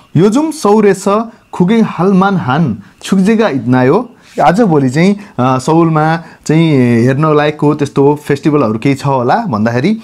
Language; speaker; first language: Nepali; non-native, local second language; Gurung